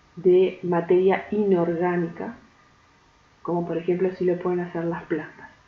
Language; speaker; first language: Spanish; native; Spanish